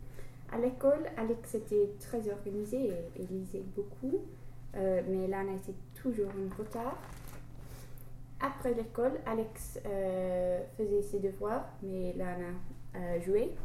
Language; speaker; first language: French; non-native, learner; English